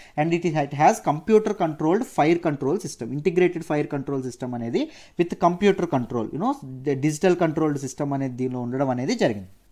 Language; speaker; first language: English; non-native, local second language; Telugu